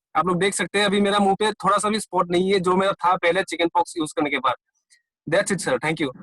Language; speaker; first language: Hindi; non-native, local second language; Assamese